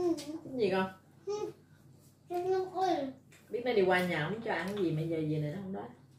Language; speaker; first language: Vietnamese; early bilingual, heritage; Vietnamese